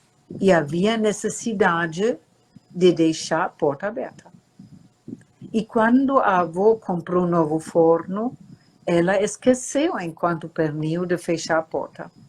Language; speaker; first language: Portuguese; non-native, fluent; German